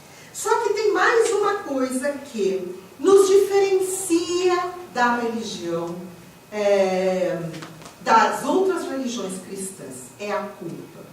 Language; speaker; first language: Portuguese; native; Portuguese